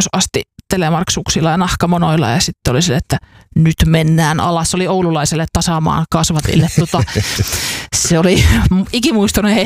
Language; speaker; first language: Finnish; native; Finnish